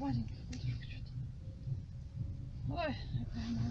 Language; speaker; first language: Russian; native; Russian